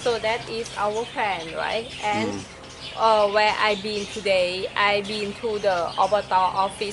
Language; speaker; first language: English; non-native, fluent; Thai